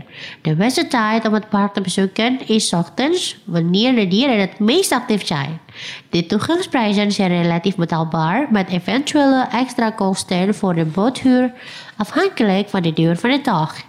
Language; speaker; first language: Dutch; non-native, fluent; Indonesian